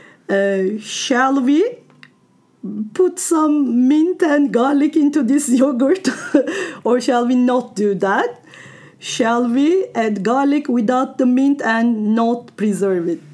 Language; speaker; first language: English; non-native, fluent; Turkish